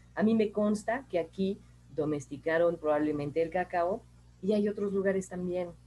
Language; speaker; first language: Spanish; non-native, fluent; French